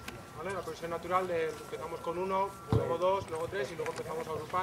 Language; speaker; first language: Spanish; native; Spanish